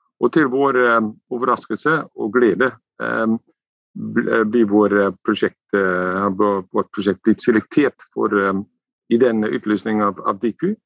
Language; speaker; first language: Norwegian; non-native, fluent; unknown